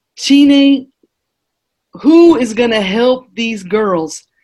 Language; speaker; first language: English; native; English